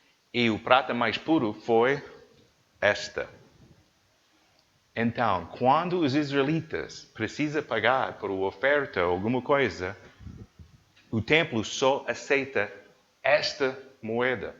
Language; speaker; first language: Portuguese; non-native, learner; English